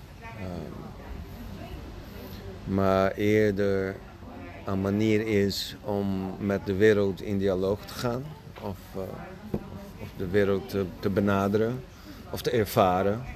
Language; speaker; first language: Dutch; non-native, fluent; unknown